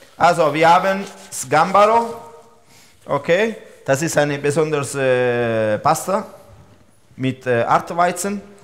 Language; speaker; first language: German; non-native, learner; Italian